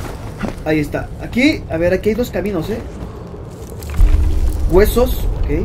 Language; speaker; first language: Spanish; native; Spanish